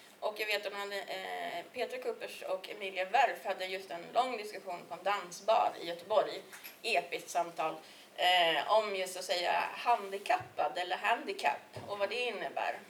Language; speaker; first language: Swedish; native; Swedish